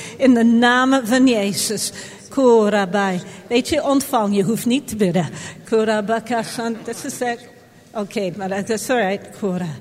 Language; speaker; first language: Dutch; non-native, fluent; English